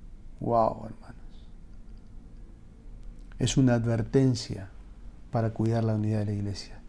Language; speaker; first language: Spanish; native; Spanish